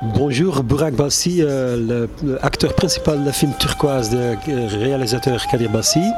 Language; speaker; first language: French; non-native, local second language; Turkish